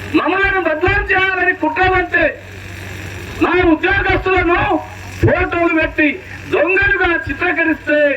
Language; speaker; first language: Telugu; non-native, local second language; Lambadi